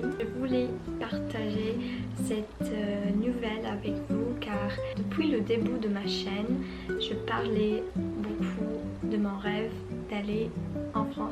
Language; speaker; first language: French; non-native, fluent; English